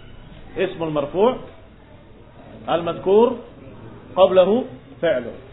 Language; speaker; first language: Arabic; non-native, fluent; Indonesian